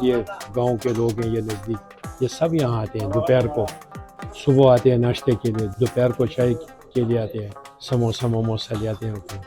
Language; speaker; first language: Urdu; non-native, local second language; Pashto